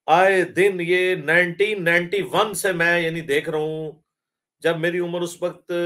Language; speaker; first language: Urdu; non-native, local second language; Punjabi